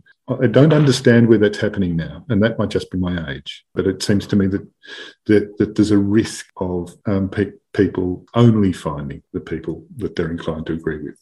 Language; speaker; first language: English; native; English